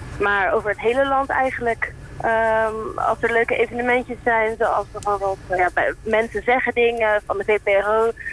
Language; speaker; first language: Dutch; native; Dutch